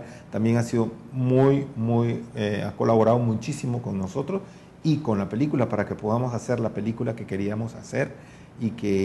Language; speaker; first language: Spanish; native; Spanish